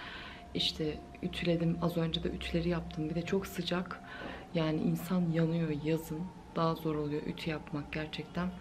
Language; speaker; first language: Turkish; native; Turkish